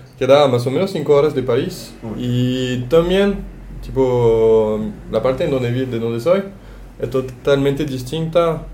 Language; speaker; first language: Spanish; non-native, fluent; French